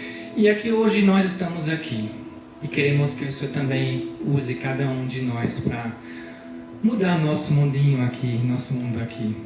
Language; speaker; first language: Portuguese; non-native, fluent; German